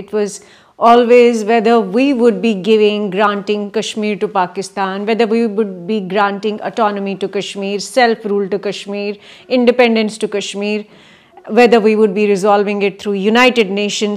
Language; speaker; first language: English; non-native, local second language; Kashmiri